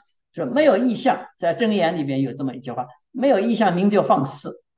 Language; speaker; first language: Chinese; native; Chinese